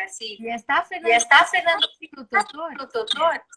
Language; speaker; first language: Spanish; non-native, learner; Portuguese